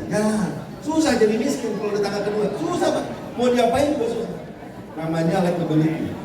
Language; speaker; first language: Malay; non-native, local second language; Sundanese